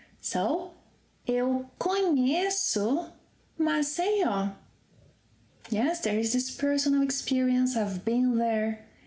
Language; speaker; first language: English; non-native, fluent; Portuguese